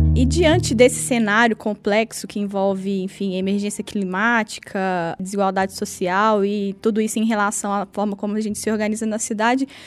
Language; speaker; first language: Portuguese; native; Portuguese